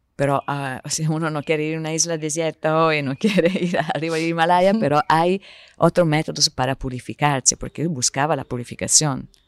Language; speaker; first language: Spanish; non-native, fluent; Italian